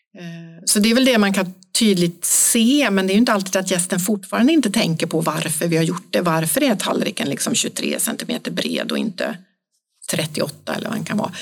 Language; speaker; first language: Swedish; native; Swedish